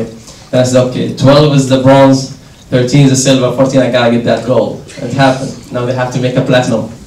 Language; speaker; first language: English; non-native, fluent; Arabic